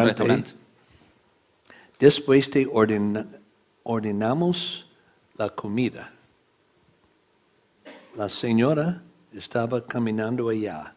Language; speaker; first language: Spanish; non-native, learner; English